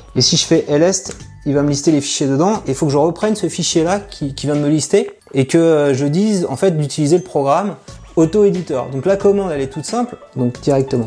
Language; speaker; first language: French; native; French